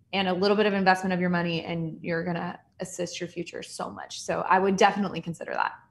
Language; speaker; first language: English; native; English